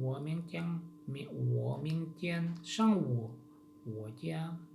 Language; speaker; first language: Chinese; non-native, learner; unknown